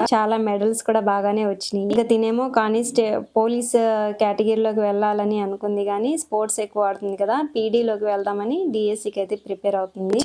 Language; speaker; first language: Telugu; non-native, local second language; Lambadi